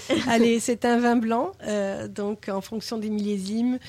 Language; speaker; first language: French; non-native, fluent; English